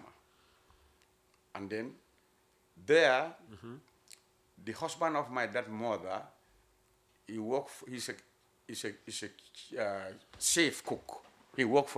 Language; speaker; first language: English; non-native, local second language; Mandingo